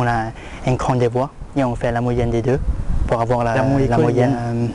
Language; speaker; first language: French; non-native, fluent; Lao